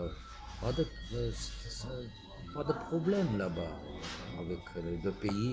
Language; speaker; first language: French; non-native, fluent; Armenian